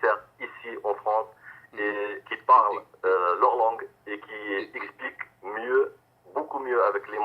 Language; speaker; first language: French; native; French